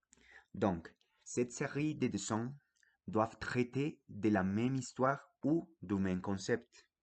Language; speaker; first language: French; non-native, fluent; Spanish